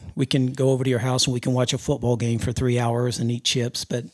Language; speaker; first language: English; native; English